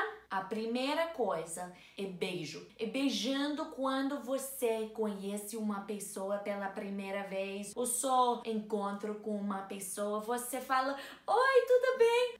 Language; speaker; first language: Portuguese; non-native, learner; English